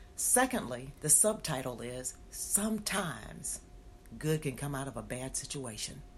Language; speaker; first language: English; native; English